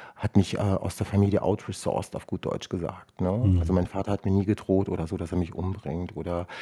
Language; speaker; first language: German; non-native, local second language; Romany